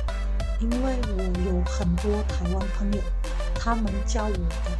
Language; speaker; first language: Chinese; non-native, fluent; Indonesian